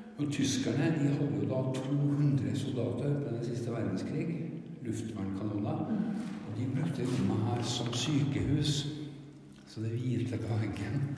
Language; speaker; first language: Norwegian; native; Norwegian